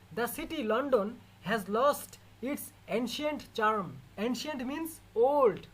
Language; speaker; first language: English; non-native, local second language; Bangla